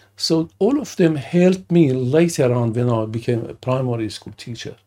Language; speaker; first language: English; non-native, fluent; Persian